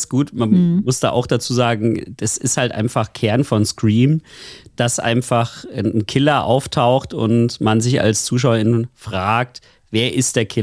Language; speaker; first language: German; native; German